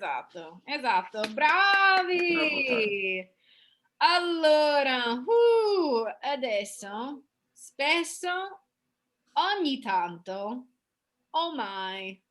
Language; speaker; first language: Italian; non-native, fluent; English